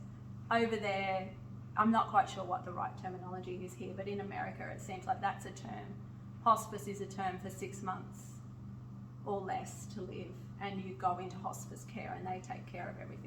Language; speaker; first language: English; native; English